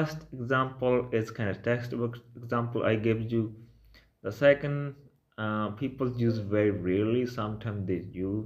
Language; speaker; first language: English; non-native, local second language; Punjabi